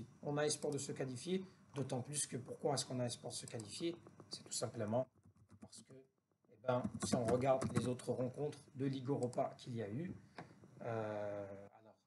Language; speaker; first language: French; native; French